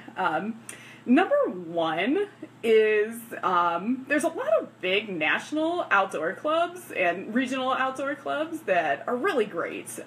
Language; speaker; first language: English; native; English